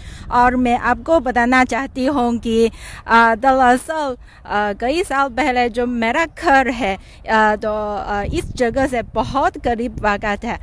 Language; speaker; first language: Hindi; non-native, fluent; Chinese